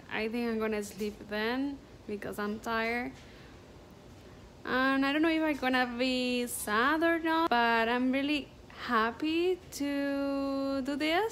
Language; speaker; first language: English; non-native, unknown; Spanish